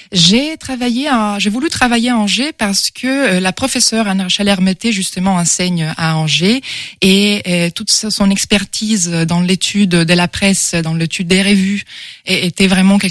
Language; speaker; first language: French; non-native, fluent; Italian